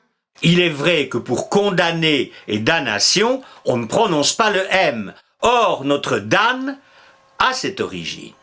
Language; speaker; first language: French; native; French